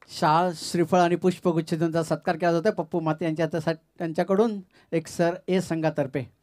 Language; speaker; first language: Marathi; native; Marathi